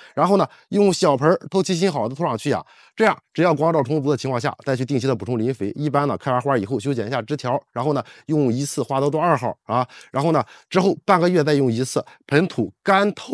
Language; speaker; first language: Chinese; native; Chinese